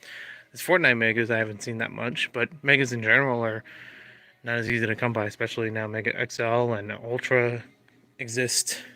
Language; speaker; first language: English; native; English